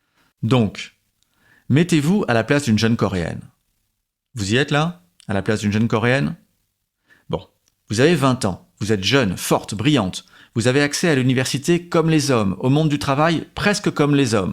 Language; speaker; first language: French; native; French